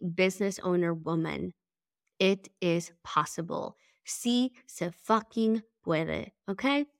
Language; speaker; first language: English; early bilingual, other home language; Spanish